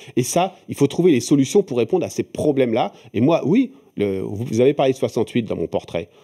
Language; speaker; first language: French; native; French